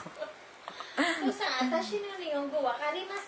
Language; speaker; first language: Japanese; non-native, learner; Filipino